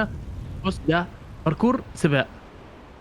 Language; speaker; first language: Arabic; native; Arabic